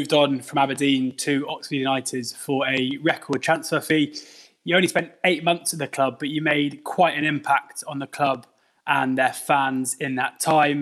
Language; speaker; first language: English; native; English